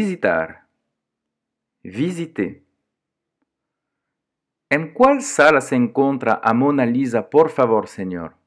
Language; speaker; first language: Portuguese; non-native, fluent; French